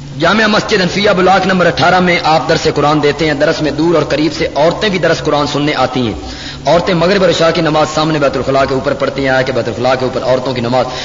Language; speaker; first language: Urdu; native; Urdu